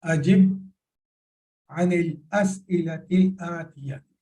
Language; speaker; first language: Arabic; non-native, fluent; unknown